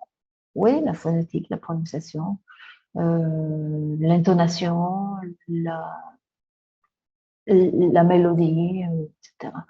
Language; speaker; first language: French; non-native, fluent; Spanish